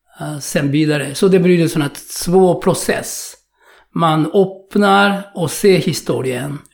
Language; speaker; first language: Swedish; non-native, fluent; Japanese